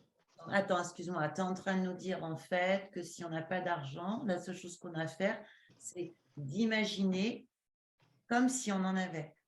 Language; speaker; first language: French; native; French